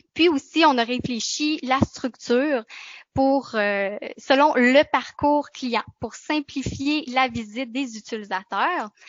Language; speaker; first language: French; native; French